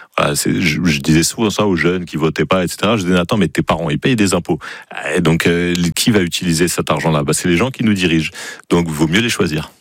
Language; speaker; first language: French; native; French